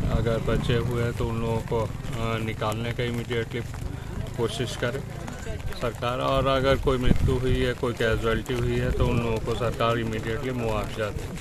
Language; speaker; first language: Hindi; native; Hindi